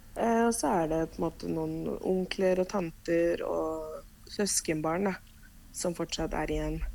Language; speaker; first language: Norwegian; early bilingual, other home language; Spanish